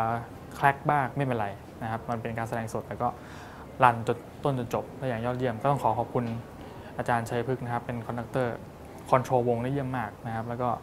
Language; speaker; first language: Thai; native; Thai